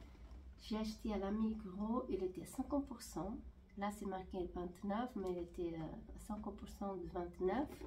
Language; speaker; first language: French; non-native, fluent; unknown